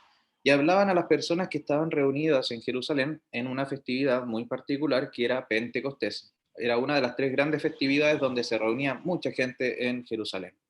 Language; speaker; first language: Spanish; native; Spanish